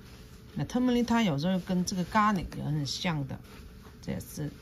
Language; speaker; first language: Chinese; non-native, local second language; Cantonese